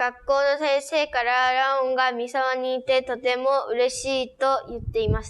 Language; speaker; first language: Japanese; early bilingual, other home language; Korean